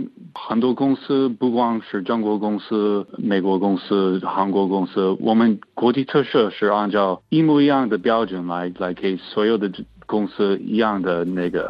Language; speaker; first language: Chinese; non-native, fluent; English